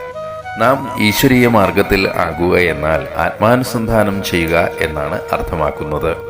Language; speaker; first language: Malayalam; native; Malayalam